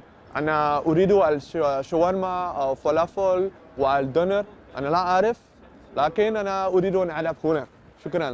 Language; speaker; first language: Arabic; non-native, learner; Dutch